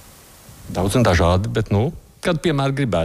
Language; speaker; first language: Latvian; native; Latvian